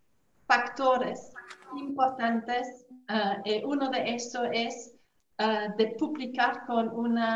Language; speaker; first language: Spanish; non-native, fluent; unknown